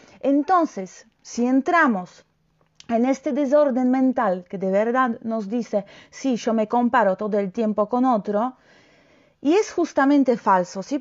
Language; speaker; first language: Spanish; non-native, fluent; Polish